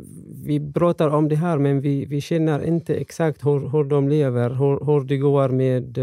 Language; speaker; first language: Swedish; non-native, fluent; Arabic